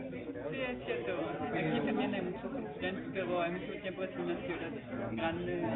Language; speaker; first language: Spanish; non-native, fluent; German